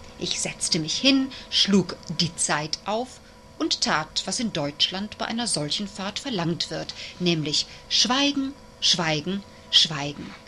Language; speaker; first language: German; native; German